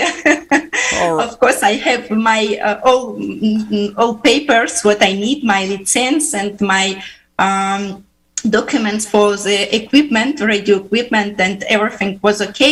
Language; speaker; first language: English; non-native, fluent; Uzbek